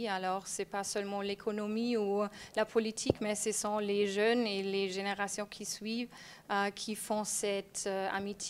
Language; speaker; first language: French; non-native, fluent; German